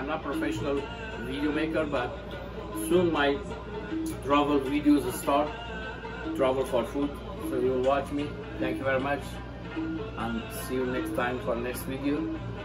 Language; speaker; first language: English; non-native, learner; Persian